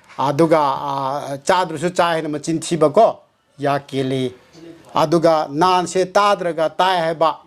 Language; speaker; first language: Manipuri; non-native, local second language; Tangkhul Naga (India)